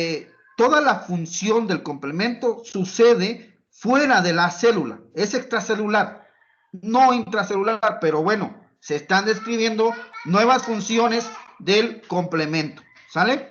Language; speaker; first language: Spanish; native; Spanish